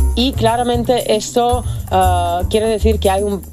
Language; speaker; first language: Spanish; non-native, fluent; Serbian